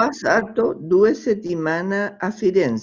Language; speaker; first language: Italian; non-native, learner; Spanish